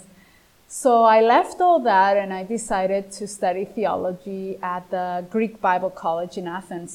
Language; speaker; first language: English; non-native, fluent; Greek